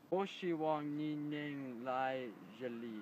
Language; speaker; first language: Chinese; non-native, learner; English